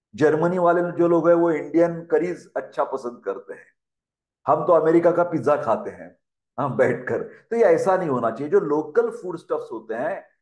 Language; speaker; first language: Hindi; non-native, local second language; Marathi